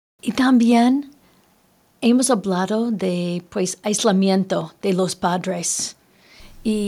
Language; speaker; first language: Spanish; non-native, fluent; English